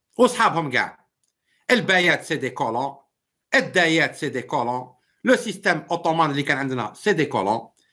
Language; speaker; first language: French; non-native, local second language; Arabic